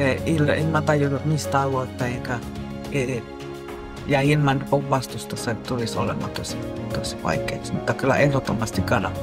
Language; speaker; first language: Finnish; non-native, fluent; Spanish